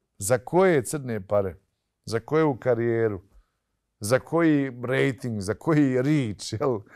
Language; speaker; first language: Bosnian; native; Bosnian